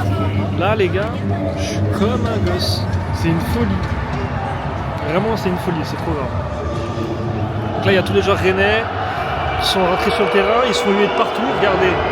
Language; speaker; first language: French; native; French